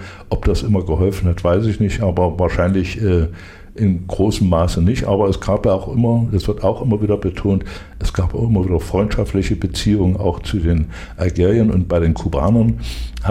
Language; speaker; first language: German; native; German